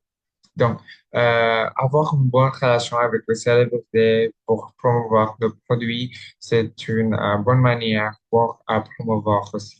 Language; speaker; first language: French; non-native, learner; Indonesian